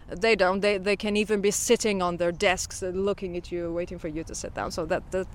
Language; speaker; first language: English; non-native, fluent; Persian